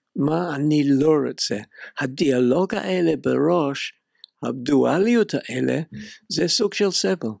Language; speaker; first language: Hebrew; non-native, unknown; English